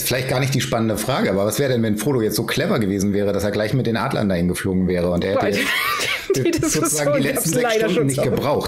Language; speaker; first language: German; native; German